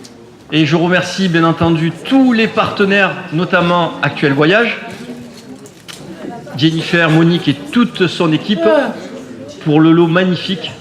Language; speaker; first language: French; native; French